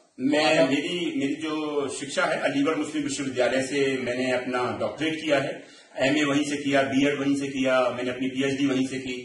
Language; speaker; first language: Hindi; native; Hindi